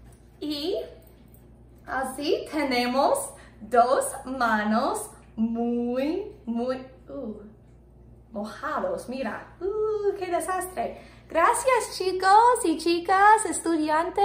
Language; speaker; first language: Spanish; non-native, fluent; English